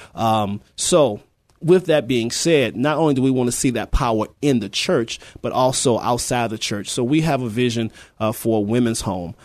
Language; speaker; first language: English; native; English